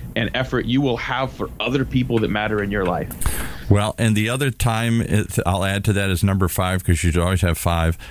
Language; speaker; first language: English; native; English